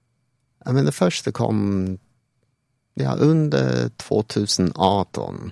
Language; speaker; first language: Swedish; non-native, fluent; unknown